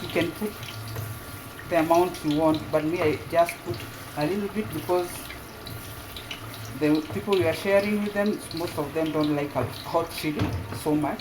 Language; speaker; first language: English; non-native, local second language; Swahili